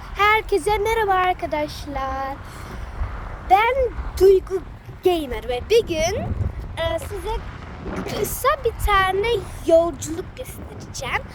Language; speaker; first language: Turkish; early bilingual, heritage; Turkish